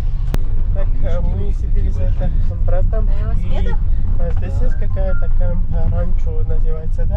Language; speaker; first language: Russian; non-native, learner; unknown